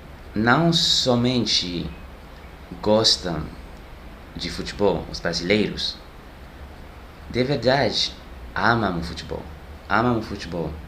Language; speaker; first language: Portuguese; non-native, learner; French